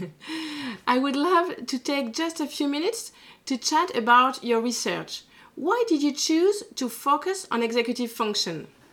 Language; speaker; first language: English; non-native, learner; French